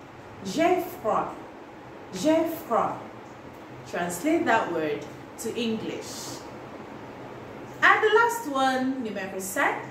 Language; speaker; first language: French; non-native, fluent; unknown